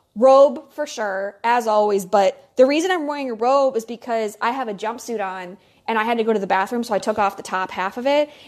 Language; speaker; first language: English; native; English